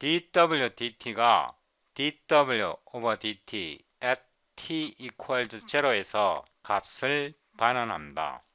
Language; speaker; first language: Korean; native; Korean